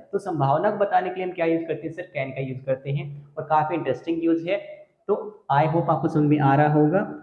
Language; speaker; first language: Hindi; native; Hindi